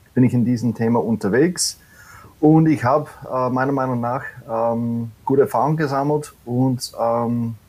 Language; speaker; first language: German; non-native, fluent; English